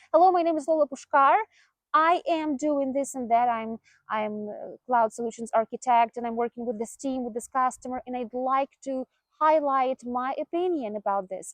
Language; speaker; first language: English; non-native, fluent; Ukrainian